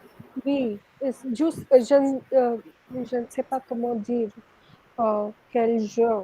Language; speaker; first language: French; non-native, fluent; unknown